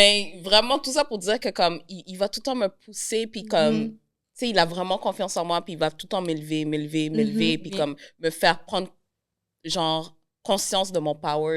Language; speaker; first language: French; native; French